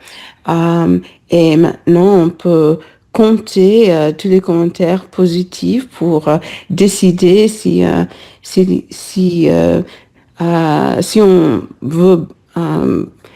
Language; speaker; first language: French; non-native, learner; English